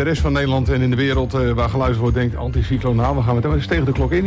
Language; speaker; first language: Dutch; native; Dutch